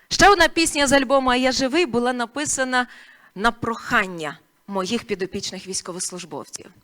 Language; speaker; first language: Ukrainian; native; Ukrainian